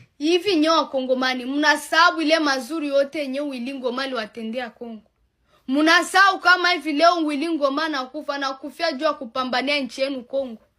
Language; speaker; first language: Swahili; non-native, local second language; Rundi